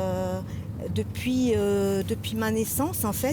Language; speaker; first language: French; non-native, local second language; Arabic